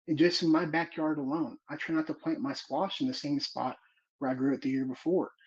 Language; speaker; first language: English; native; English